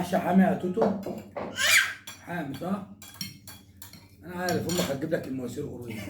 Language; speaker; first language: Arabic; native; Arabic